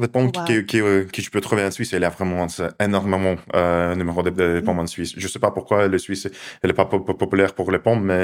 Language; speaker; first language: French; non-native, learner; Russian